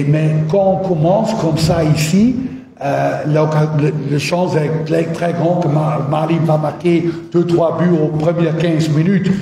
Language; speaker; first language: French; non-native, fluent; Dutch